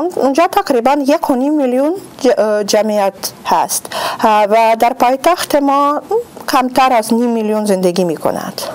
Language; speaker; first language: Persian; non-native, fluent; Russian